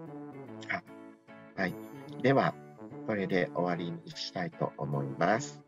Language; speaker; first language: Japanese; non-native, fluent; Thai